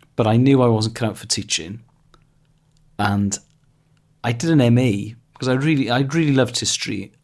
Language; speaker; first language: English; non-native, local second language; Welsh